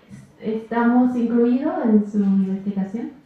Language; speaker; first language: Spanish; non-native, learner; Chinese